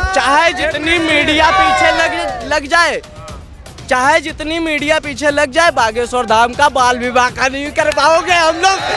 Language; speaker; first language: Hindi; native; Hindi